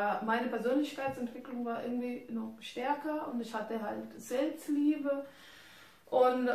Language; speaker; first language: German; non-native, fluent; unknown